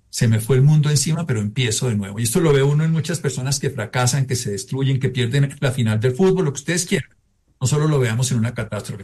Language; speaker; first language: Spanish; native; Spanish